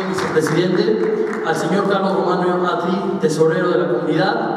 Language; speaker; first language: Spanish; native; Spanish